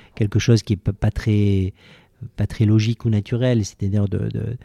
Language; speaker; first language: French; native; French